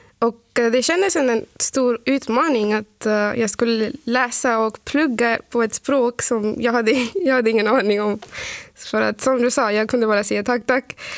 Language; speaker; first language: Swedish; non-native, fluent; Urdu